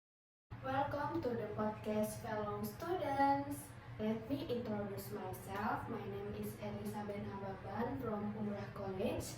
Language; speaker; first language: English; non-native, learner; Indonesian